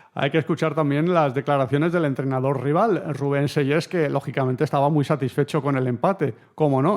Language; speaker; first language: Spanish; native; Spanish